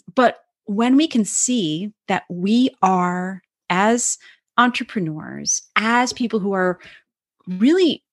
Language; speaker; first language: English; native; English